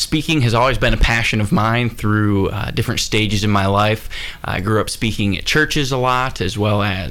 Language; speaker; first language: English; native; English